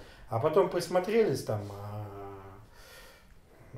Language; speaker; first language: Russian; native; Russian